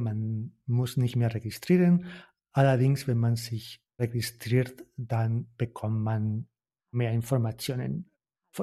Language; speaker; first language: German; non-native, fluent; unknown